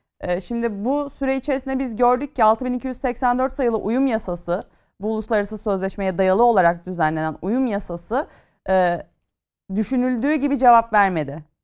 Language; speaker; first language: Turkish; native; Turkish